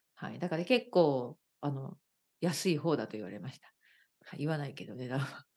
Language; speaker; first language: Japanese; native; Japanese